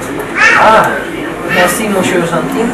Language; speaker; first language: French; non-native, learner; Dutch